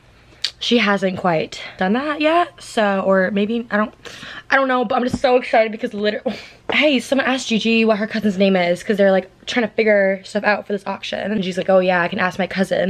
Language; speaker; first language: English; native; English